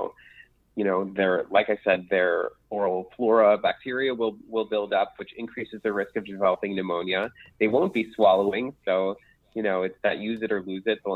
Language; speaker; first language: English; native; English